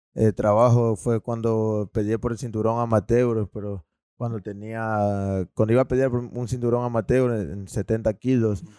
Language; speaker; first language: Spanish; native; Spanish